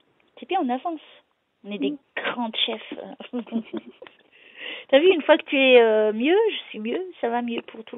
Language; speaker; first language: French; native; French